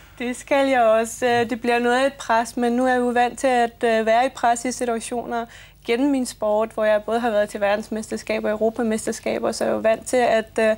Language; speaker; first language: Danish; early bilingual, other home language; Belarusian